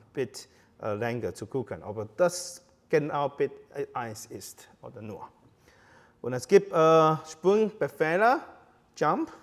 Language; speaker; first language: German; non-native, fluent; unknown